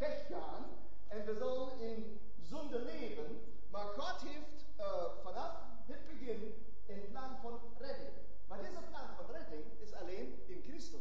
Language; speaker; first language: Dutch; non-native, fluent; German